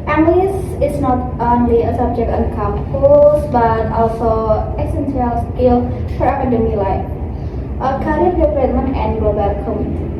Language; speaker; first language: English; non-native, learner; Indonesian